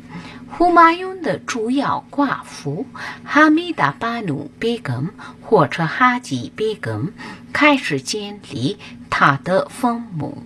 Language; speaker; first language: Chinese; non-native, learner; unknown